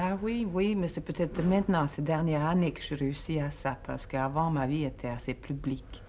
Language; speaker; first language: French; non-native, fluent; Swedish